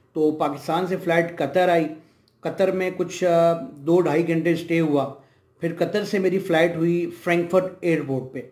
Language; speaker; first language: Urdu; native; Urdu